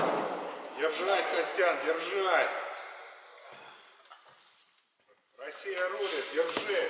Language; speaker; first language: Russian; native; Russian